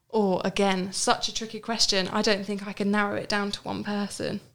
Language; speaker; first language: English; native; English